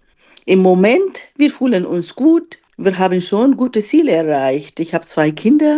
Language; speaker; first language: German; non-native, fluent; Arabic